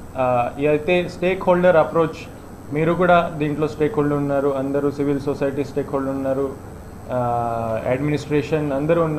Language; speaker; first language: Telugu; non-native, learner; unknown